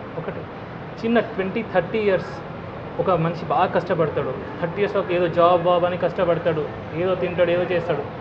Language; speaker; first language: Telugu; non-native, fluent; Hindi